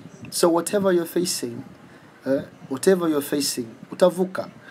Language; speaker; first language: English; non-native, local second language; Swahili